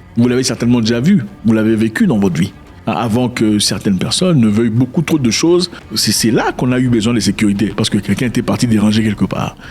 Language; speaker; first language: French; non-native, local second language; Lingala